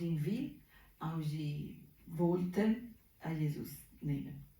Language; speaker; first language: German; non-native, learner; Portuguese